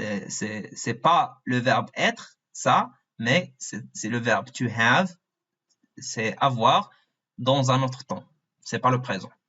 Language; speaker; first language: French; non-native, fluent; Arabic